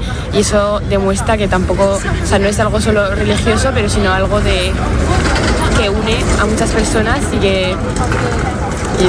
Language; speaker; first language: Spanish; non-native, fluent; French